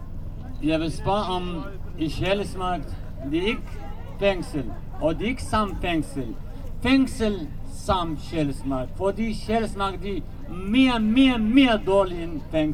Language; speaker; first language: Danish; non-native, learner; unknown